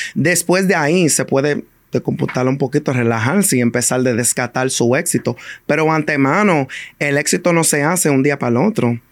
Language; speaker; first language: Spanish; early bilingual, heritage; Spanish